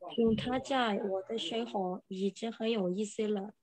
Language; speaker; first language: Chinese; non-native, learner; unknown